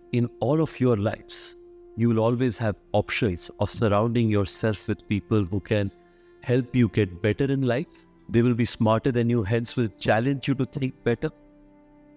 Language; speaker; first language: English; non-native, local second language; Hindi